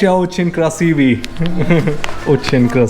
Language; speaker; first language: Russian; non-native, learner; Hindi